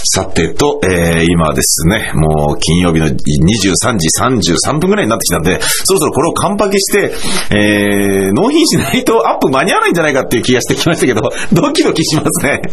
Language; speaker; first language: Japanese; native; Japanese